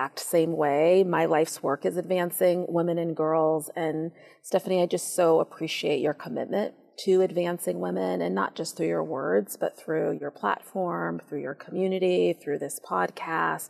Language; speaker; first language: English; native; English